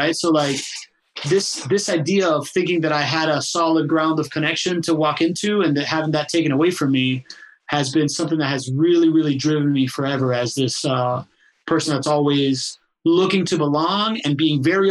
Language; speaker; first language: English; early bilingual, other home language; Spanish